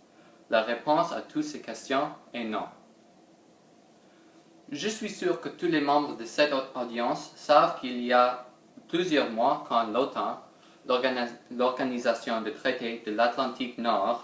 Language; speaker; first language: French; non-native, learner; English